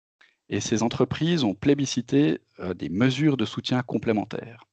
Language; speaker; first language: French; native; French